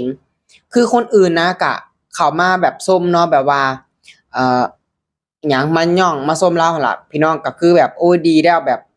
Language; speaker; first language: Thai; non-native, local second language; Lao